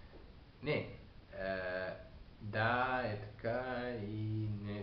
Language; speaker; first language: Bulgarian; non-native, learner; French